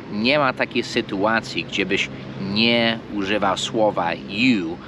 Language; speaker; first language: Polish; non-native, fluent; English